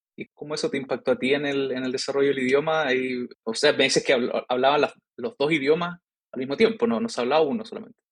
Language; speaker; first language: Spanish; native; Spanish